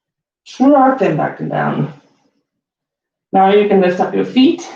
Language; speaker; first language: English; native; English